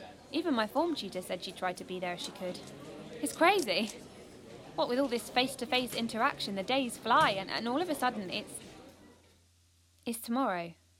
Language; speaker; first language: English; native; English